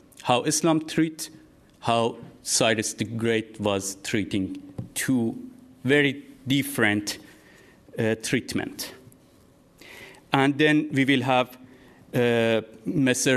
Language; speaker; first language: English; non-native, fluent; Persian